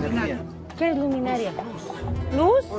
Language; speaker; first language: Spanish; non-native, learner; Korean